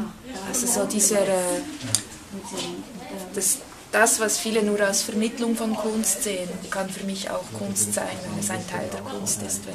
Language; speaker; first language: German; non-native, fluent; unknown